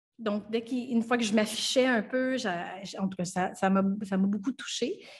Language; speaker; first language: French; non-native, local second language; English